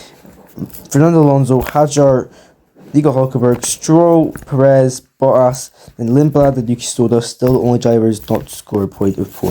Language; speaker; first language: English; native; English